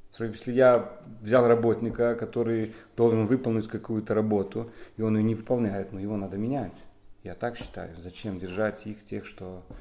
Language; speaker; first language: Russian; non-native, local second language; Polish